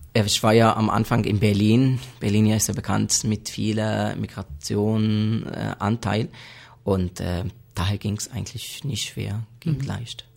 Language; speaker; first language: German; non-native, fluent; Arabic